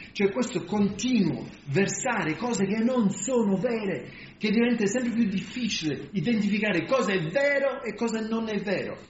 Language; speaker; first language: Italian; non-native, fluent; English